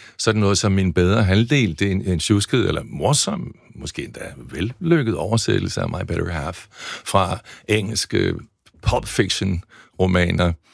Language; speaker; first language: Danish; native; Danish